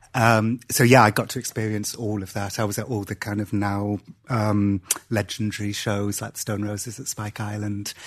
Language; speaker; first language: English; native; English